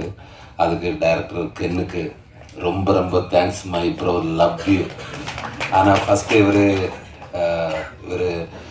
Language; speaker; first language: Tamil; non-native, learner; Malayalam